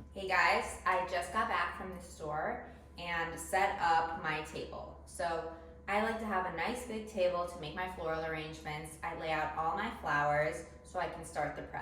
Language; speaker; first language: English; native; English